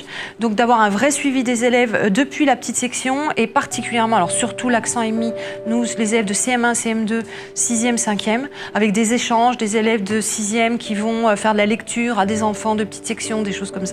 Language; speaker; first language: French; native; French